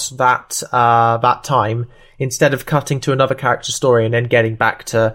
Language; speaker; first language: English; native; English